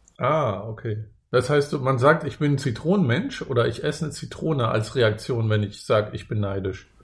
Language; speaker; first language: German; native; German